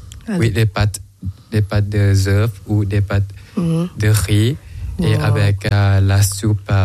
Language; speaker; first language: French; non-native, learner; Thai